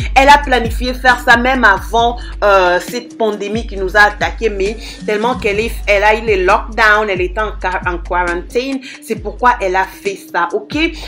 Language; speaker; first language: French; non-native, local second language; Lingala